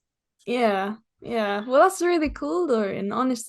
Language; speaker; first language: English; native; English